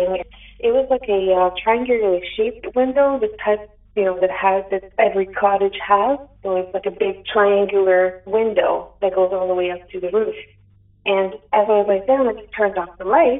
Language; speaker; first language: English; non-native, fluent; French